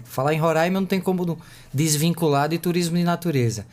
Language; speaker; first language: Portuguese; native; Portuguese